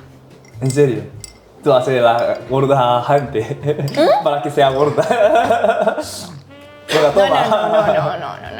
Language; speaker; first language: Spanish; non-native, learner; Korean